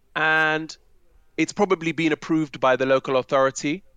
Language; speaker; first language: English; native; English